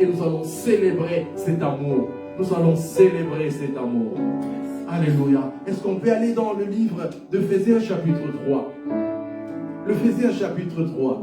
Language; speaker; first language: French; non-native, local second language; Lingala